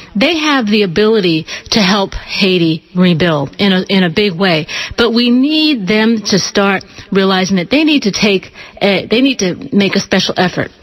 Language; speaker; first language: English; native; English